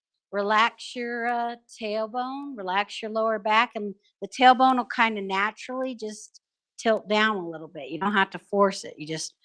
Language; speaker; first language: English; native; English